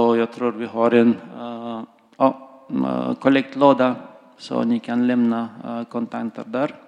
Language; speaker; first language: Swedish; non-native, fluent; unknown